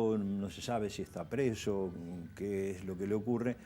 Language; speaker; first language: Spanish; native; Spanish